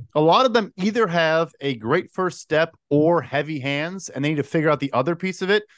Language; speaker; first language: English; native; English